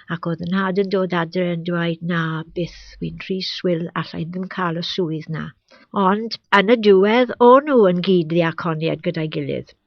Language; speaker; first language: Welsh; native; Welsh